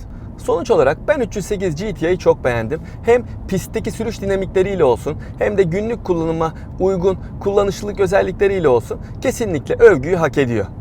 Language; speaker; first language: Turkish; native; Turkish